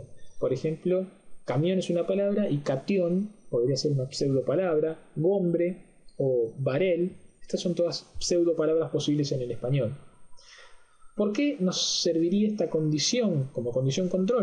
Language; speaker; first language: Spanish; native; Spanish